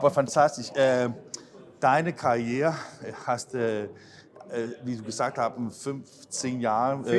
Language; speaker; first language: German; non-native, fluent; Danish